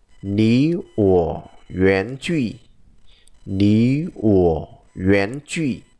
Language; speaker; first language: Chinese; non-native, fluent; Vietnamese